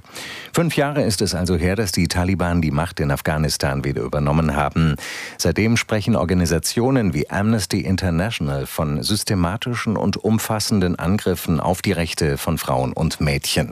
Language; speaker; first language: German; native; German